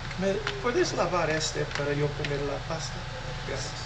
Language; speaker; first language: Spanish; non-native, learner; English